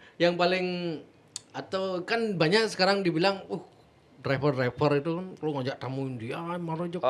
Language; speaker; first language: Indonesian; non-native, local second language; Balinese